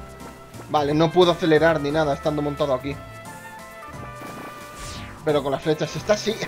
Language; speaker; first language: Spanish; native; Spanish